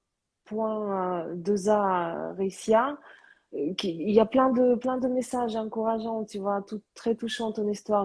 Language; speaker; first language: French; early bilingual, other home language; Korean